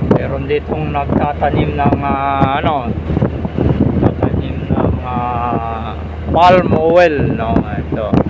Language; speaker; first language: Filipino; non-native, local second language; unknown